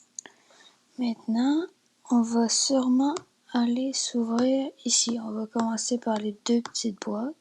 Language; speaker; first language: French; native; French